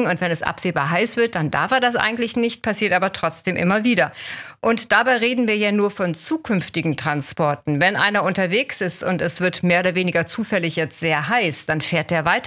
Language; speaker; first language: German; native; German